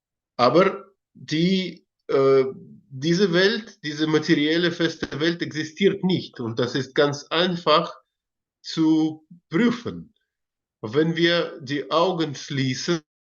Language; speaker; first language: German; non-native, learner; Russian